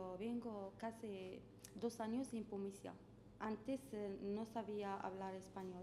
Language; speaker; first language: Spanish; non-native, learner; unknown